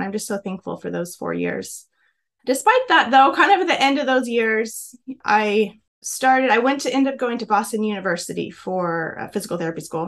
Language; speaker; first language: English; native; English